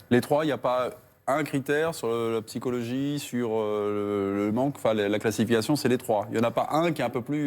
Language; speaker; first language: French; native; French